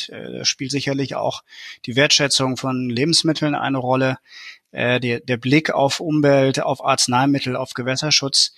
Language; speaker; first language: German; native; German